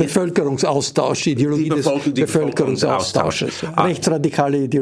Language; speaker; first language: German; native; German